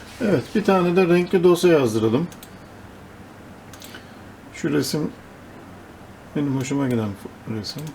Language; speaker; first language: Turkish; native; Turkish